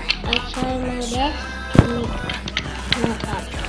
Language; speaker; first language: English; non-native, learner; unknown